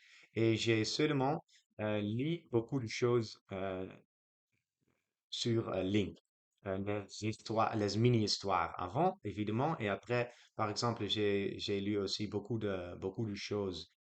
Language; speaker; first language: French; non-native, learner; Dutch